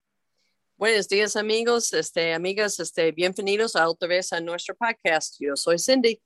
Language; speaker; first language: Spanish; non-native, fluent; English